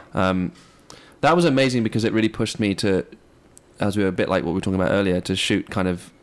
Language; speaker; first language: English; native; English